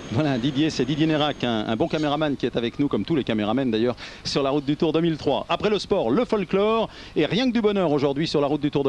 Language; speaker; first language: French; native; French